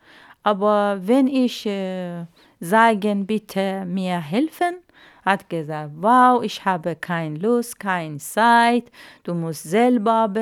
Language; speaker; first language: German; non-native, learner; Arabic